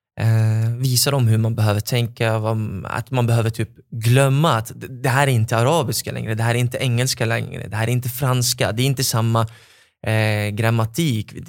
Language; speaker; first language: Swedish; non-native, fluent; Arabic